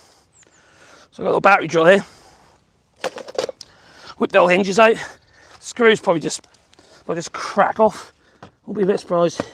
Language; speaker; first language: English; native; English